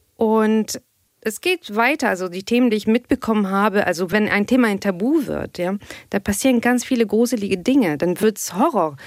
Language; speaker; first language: German; non-native, fluent; Arabic